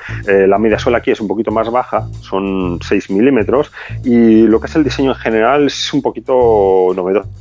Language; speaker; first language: Spanish; native; Spanish